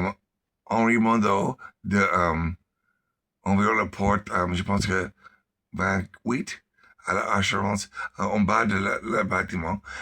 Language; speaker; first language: French; non-native, learner; English